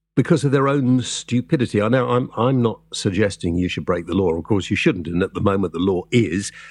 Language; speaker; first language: English; native; English